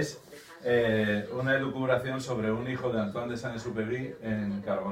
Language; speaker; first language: Spanish; native; Spanish